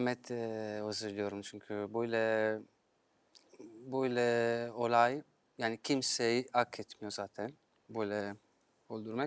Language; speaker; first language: Turkish; non-native, fluent; Italian